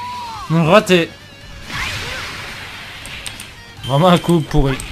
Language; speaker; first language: French; native; French